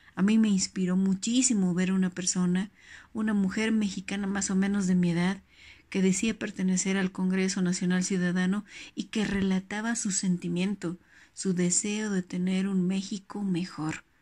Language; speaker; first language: Spanish; native; Spanish